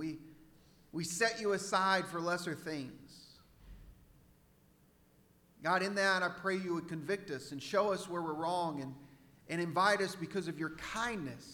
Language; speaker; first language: English; native; English